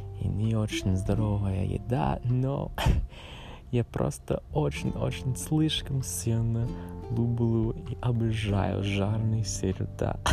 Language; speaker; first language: Russian; non-native, learner; English